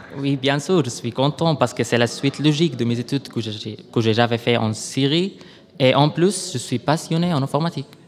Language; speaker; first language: French; non-native, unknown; Arabic